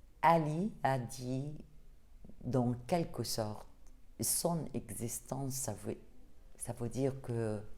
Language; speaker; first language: French; non-native, fluent; Arabic